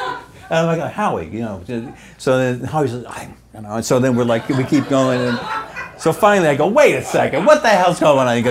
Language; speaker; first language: English; native; English